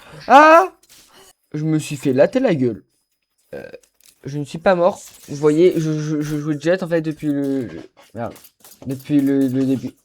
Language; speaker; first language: French; native; French